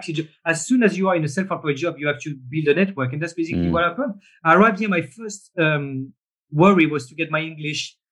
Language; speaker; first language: English; non-native, fluent; French